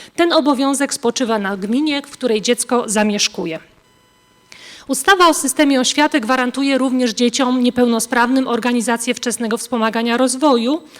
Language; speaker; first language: Polish; native; Polish